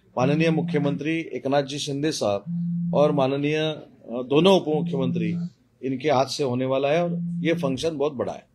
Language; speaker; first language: Hindi; non-native, local second language; Marathi